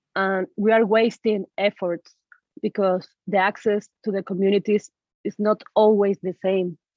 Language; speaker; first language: English; non-native, learner; Spanish